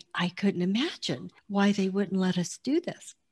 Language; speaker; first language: English; early bilingual, other home language; Italian